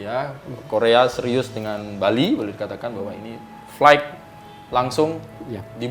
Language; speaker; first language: Indonesian; native; Indonesian